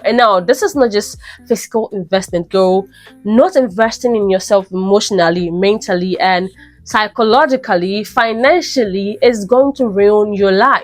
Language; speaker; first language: English; native; English